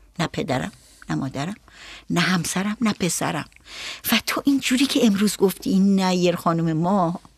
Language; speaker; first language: Persian; native; Persian